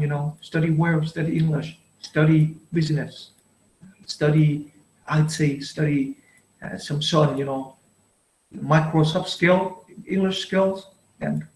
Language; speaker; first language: English; non-native, fluent; Vietnamese